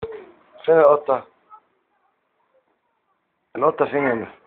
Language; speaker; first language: Arabic; native; Arabic